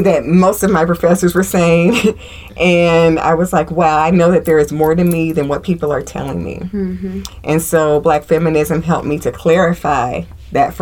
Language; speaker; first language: English; native; English